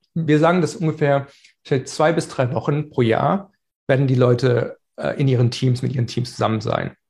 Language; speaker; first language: German; native; German